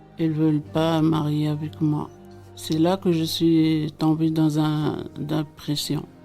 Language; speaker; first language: French; non-native, local second language; Arabic